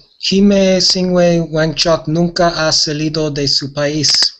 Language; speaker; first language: Spanish; non-native, learner; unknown